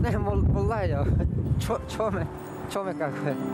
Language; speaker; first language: Korean; non-native, learner; Turkish